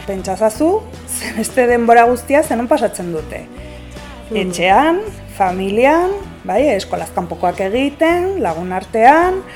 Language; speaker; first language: Basque; non-native, local second language; Spanish